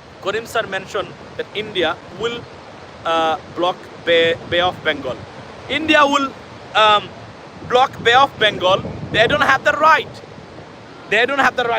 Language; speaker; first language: English; non-native, local second language; Sylheti